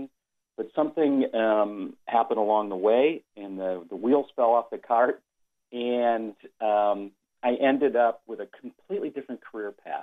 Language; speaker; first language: English; native; English